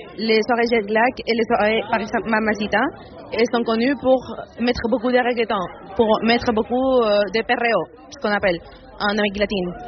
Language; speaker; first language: French; non-native, fluent; Spanish